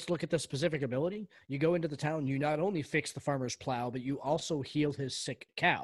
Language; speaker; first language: English; native; English